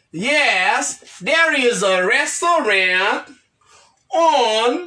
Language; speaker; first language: English; non-native, fluent; Haitian Creole